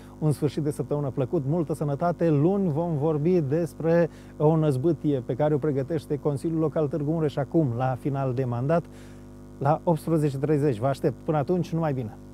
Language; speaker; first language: Romanian; native; Romanian